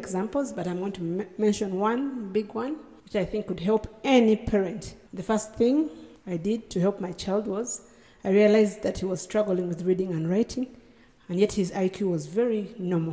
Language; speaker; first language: English; non-native, local second language; Acoli